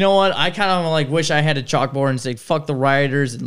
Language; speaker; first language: English; native; English